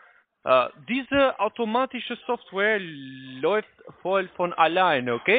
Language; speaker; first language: German; non-native, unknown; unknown